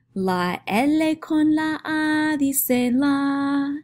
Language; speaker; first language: Spanish; non-native, fluent; English